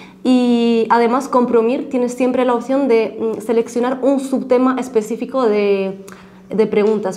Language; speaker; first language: Spanish; non-native, fluent; Arabic